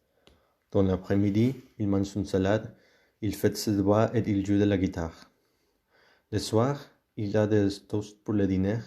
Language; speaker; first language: French; non-native, learner; Spanish